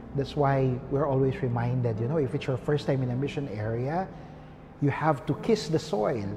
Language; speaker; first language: English; non-native, local second language; Filipino